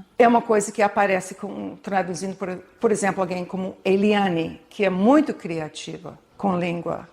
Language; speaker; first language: Portuguese; non-native, fluent; English